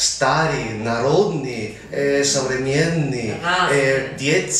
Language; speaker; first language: Russian; non-native, learner; Spanish